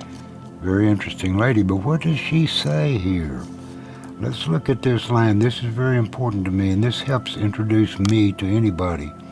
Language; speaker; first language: English; native; English